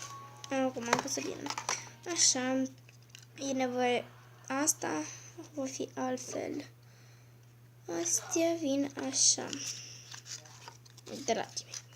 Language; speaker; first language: Romanian; native; Romanian